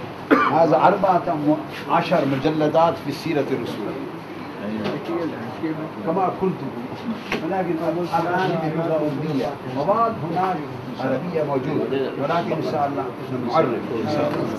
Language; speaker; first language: Arabic; non-native, learner; Urdu